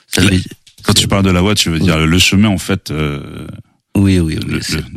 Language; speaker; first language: French; native; French